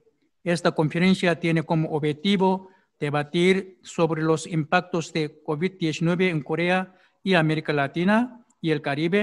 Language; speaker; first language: Spanish; non-native, fluent; Korean